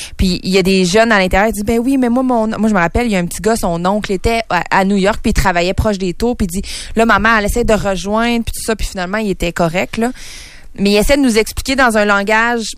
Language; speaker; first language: French; native; French